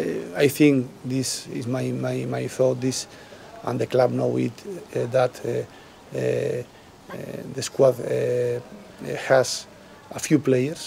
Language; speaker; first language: English; non-native, learner; Spanish